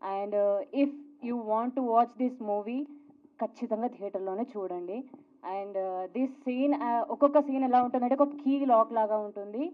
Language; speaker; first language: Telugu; non-native, local second language; Marathi